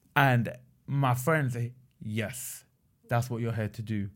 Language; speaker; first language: English; native; English